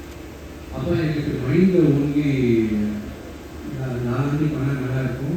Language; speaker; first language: Tamil; non-native, local second language; Telugu